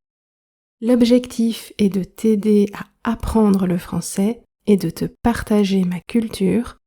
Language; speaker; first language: French; native; French